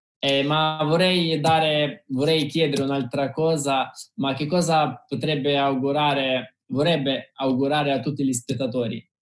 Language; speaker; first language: Italian; non-native, fluent; Russian